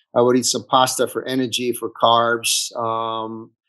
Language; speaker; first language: English; early bilingual, other home language; Italian